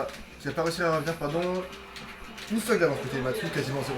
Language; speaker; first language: French; native; French